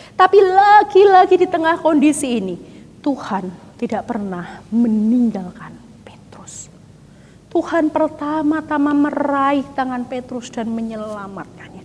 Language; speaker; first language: Indonesian; native; Indonesian